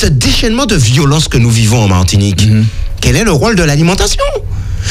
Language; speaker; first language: French; native; French